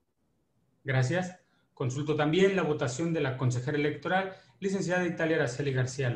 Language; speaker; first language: Spanish; native; Spanish